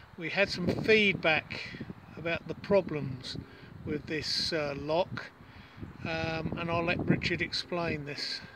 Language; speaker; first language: English; native; English